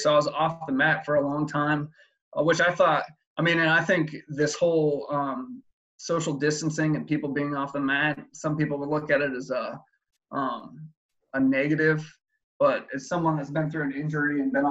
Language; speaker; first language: English; native; English